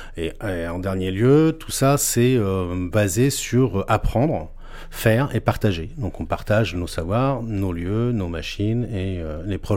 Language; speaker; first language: French; native; French